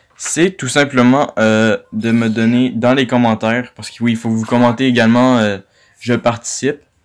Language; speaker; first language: French; native; French